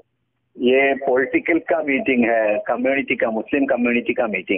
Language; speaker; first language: Hindi; non-native, local second language; Malayalam